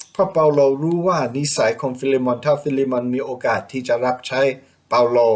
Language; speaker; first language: Thai; non-native, fluent; English